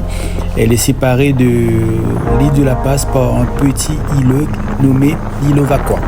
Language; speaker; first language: French; non-native, local second language; Morisyen